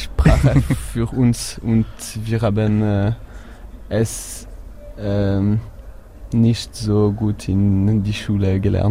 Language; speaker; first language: German; non-native, learner; French